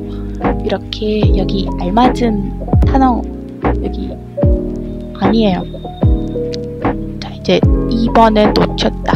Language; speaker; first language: Korean; non-native, learner; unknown